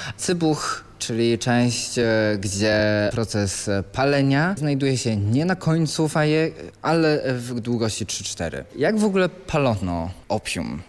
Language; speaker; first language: Polish; non-native, fluent; Chinese